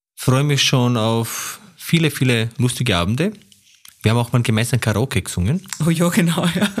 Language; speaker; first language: German; non-native, fluent; Slovenian